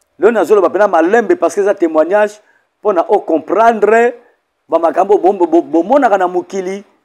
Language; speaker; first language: Lingala; non-native, local second language; Kongo